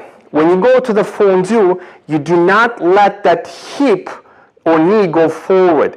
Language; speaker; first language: English; non-native, fluent; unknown